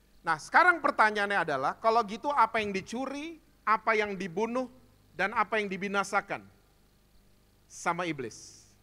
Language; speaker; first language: Indonesian; native; Indonesian